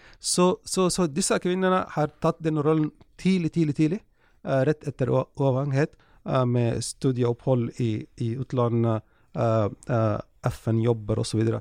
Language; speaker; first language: Norwegian; non-native, fluent; Arabic